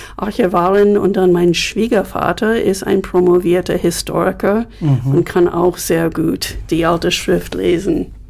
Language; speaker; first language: German; non-native, fluent; English